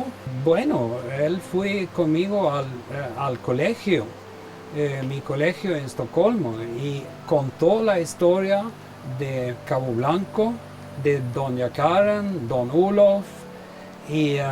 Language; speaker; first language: Spanish; non-native, fluent; Swedish